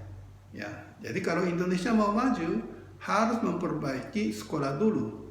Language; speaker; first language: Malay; non-native, fluent; Japanese